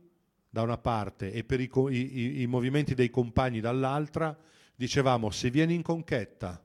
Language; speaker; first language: Italian; native; Italian